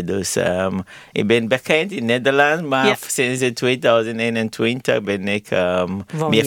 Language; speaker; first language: Dutch; non-native, learner; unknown